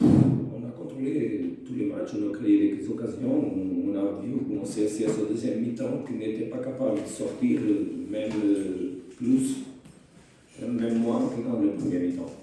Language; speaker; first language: French; non-native, fluent; Portuguese